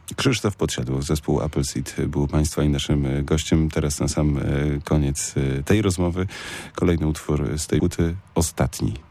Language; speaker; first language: Polish; native; Polish